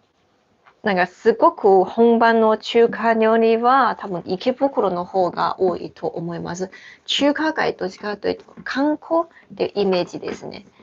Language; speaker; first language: Japanese; non-native, fluent; Chinese